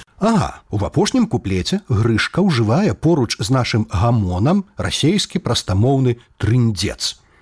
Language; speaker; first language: Belarusian; native; Belarusian